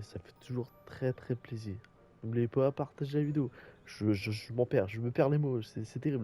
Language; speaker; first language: French; native; French